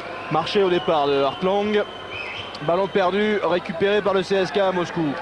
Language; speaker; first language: French; native; French